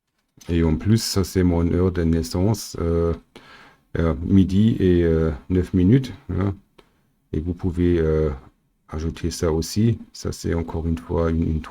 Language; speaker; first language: French; non-native, fluent; German